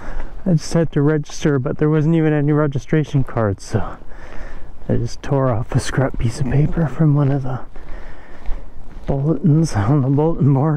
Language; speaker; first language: English; native; English